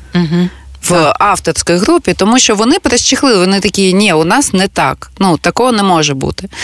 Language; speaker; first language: Ukrainian; non-native, local second language; Russian